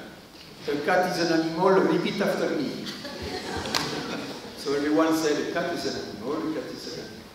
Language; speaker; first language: English; non-native, learner; French